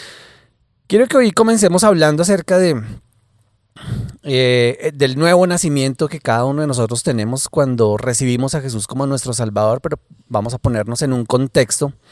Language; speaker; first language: Spanish; native; Spanish